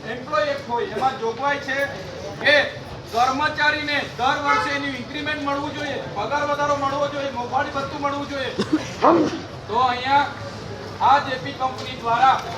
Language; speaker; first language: Gujarati; non-native, local second language; Vasavi